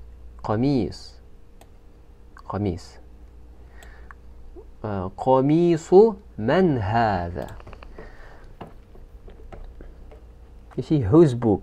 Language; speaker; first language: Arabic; non-native, fluent; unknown